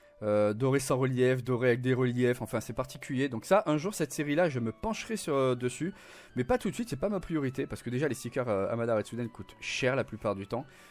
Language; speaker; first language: French; native; French